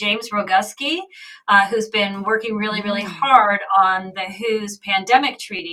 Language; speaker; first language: English; native; English